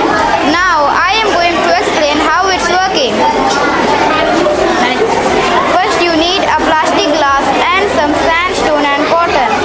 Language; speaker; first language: English; non-native, learner; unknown